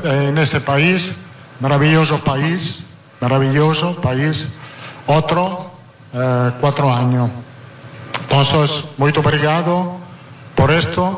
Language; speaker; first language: Portuguese; non-native, fluent; Italian